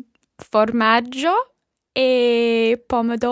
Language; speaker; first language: Italian; non-native, learner; English